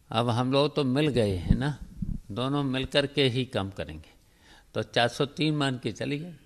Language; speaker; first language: Hindi; native; Hindi